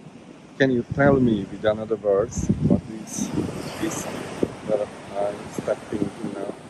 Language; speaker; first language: English; non-native, learner; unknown